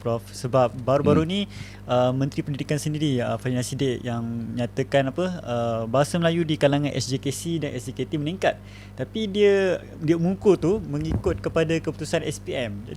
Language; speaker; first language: Malay; native; Malay